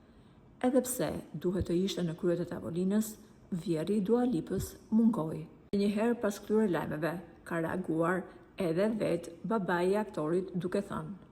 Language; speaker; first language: Albanian; native; Albanian